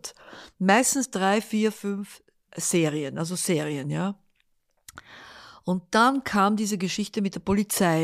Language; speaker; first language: German; early bilingual, other home language; Dutch